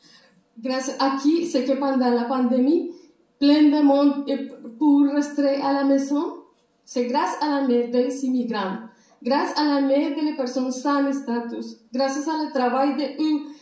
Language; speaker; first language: French; non-native, learner; Spanish